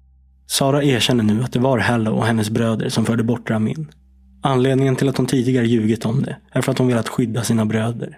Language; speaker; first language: Swedish; native; Swedish